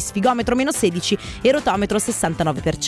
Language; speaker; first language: Italian; native; Italian